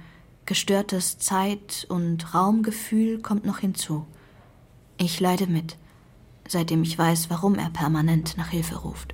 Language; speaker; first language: German; non-native, fluent; Persian